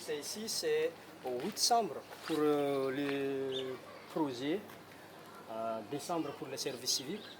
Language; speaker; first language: French; non-native, local second language; Malagasy